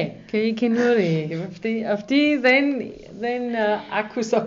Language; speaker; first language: Greek; non-native, learner; German